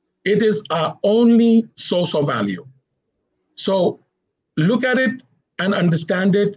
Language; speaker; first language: English; non-native, local second language; Hindi